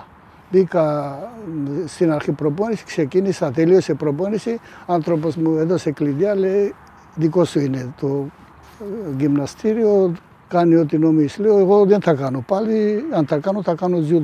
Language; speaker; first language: Greek; early bilingual, heritage; Greek